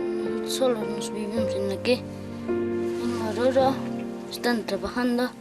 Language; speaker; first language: Spanish; non-native, local second language; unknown